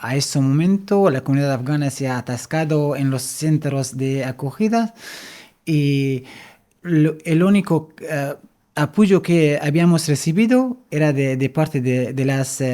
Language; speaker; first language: Spanish; non-native, fluent; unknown